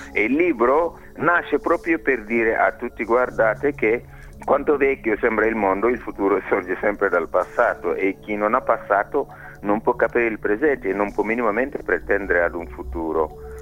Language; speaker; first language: Italian; non-native, fluent; Wolof